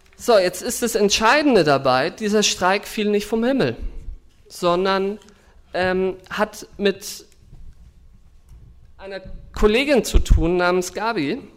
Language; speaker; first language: German; native; German